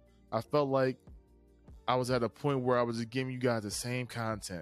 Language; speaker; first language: English; native; English